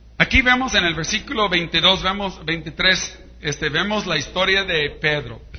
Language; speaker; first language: Spanish; early bilingual, heritage; Spanish